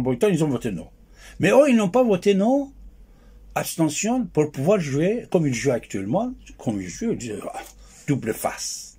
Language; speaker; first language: French; non-native, fluent; Persian